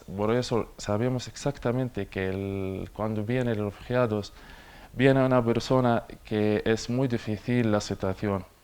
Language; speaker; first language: Spanish; non-native, learner; Arabic